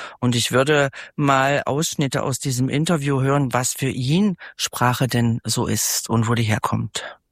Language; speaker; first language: German; native; German